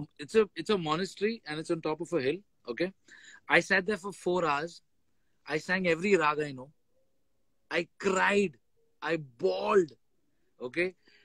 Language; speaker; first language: English; native; English